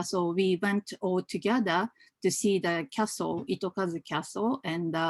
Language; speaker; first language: English; non-native, fluent; Japanese